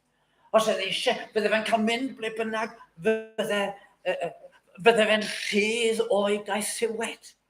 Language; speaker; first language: Welsh; native; Welsh